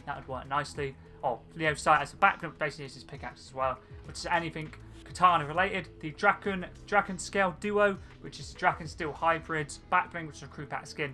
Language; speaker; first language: English; native; English